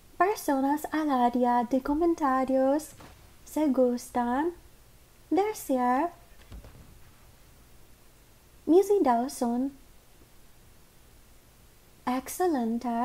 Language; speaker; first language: Spanish; non-native, learner; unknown